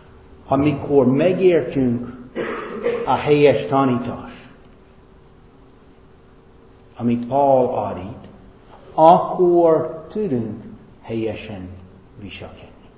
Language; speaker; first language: Hungarian; non-native, fluent; English